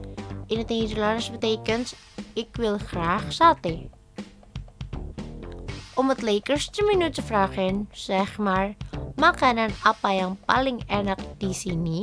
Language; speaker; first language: Dutch; non-native, fluent; Indonesian